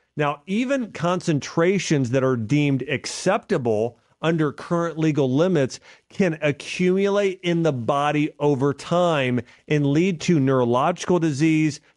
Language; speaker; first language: English; native; English